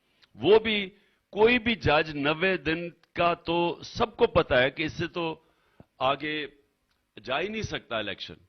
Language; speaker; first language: Urdu; native; Urdu